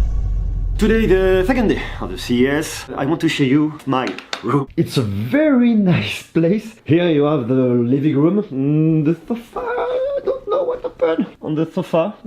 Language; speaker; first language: English; non-native, fluent; French